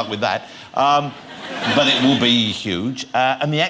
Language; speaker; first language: English; native; English